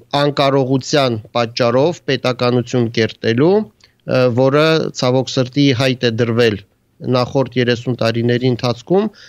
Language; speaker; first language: Armenian; native; Armenian